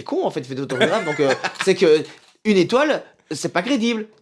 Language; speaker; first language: French; native; French